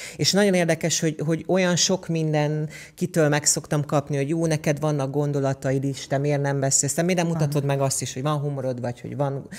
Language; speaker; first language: Hungarian; native; Hungarian